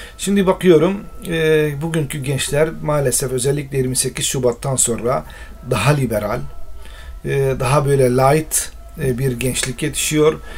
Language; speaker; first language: Turkish; non-native, local second language; Arabic